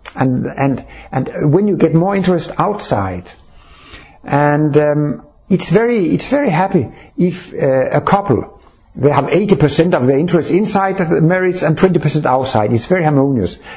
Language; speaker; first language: English; non-native, fluent; Danish